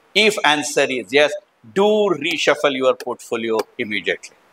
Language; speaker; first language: English; non-native, local second language; Marathi